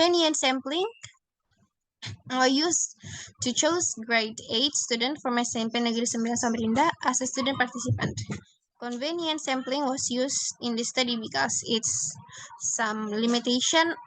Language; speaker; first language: English; non-native, learner; Indonesian